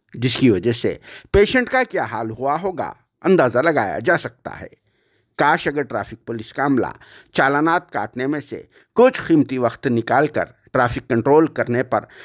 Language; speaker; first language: Hindi; non-native, local second language; Urdu